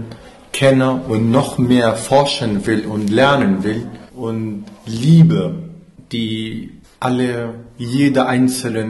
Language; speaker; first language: German; non-native, fluent; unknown